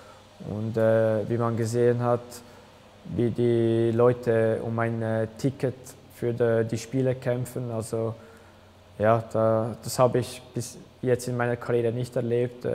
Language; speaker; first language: German; early bilingual, other home language; Albanian